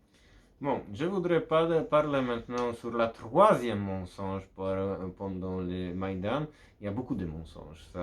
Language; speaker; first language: French; non-native, fluent; Polish